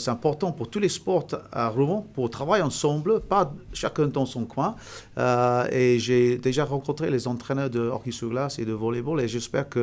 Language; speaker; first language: French; non-native, fluent; English